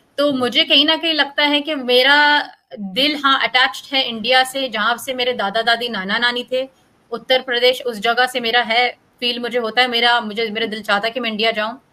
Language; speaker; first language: Urdu; native; Urdu